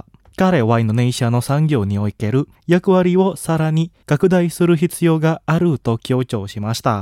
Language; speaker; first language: Japanese; non-native, fluent; Indonesian